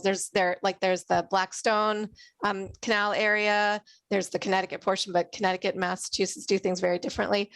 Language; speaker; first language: English; native; English